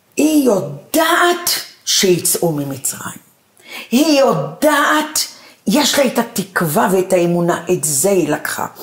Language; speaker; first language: Hebrew; early bilingual, other home language; Arabic